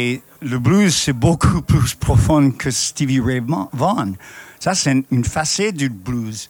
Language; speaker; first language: French; non-native, fluent; English